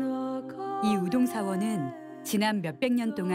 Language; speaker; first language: Korean; native; Korean